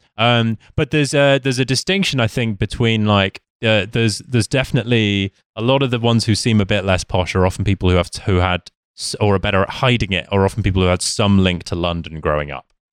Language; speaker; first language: English; native; English